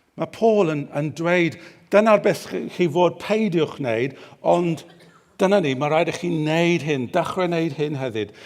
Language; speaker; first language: Welsh; native; Welsh